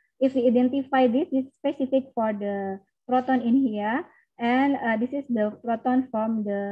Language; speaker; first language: English; non-native, learner; Indonesian